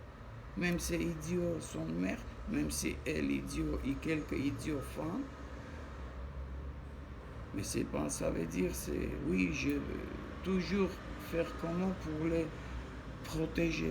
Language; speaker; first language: French; non-native, learner; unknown